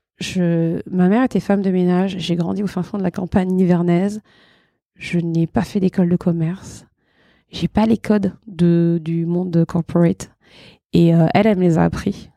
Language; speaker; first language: French; early bilingual, other home language; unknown